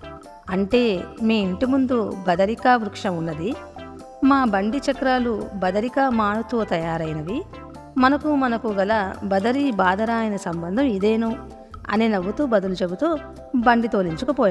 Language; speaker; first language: Telugu; native; Telugu